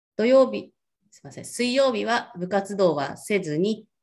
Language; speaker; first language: Japanese; native; Japanese